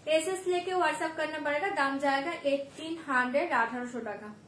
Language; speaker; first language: Hindi; non-native, local second language; Bangla